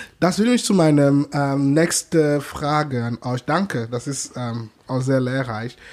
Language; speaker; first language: German; non-native, fluent; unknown